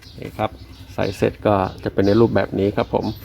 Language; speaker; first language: Thai; native; Thai